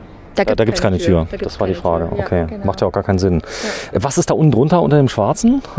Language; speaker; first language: German; native; German